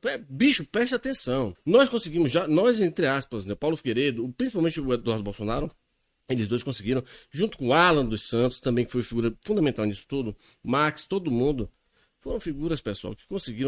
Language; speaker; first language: Portuguese; native; Portuguese